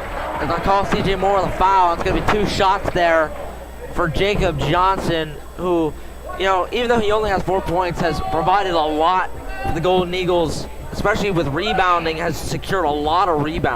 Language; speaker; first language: English; native; English